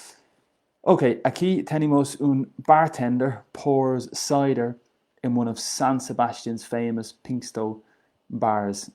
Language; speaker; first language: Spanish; non-native, learner; English